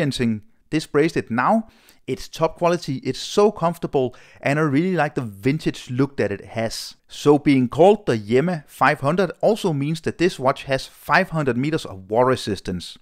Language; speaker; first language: English; non-native, fluent; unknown